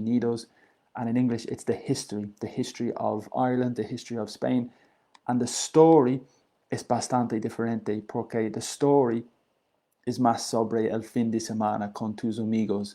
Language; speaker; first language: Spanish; non-native, learner; English